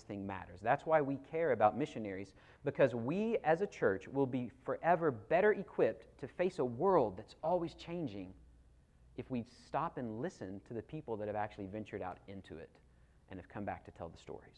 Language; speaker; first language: English; native; English